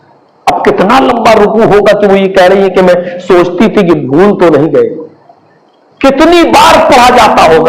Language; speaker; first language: Urdu; native; Urdu